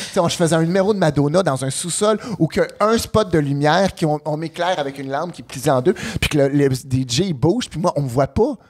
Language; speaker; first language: French; native; French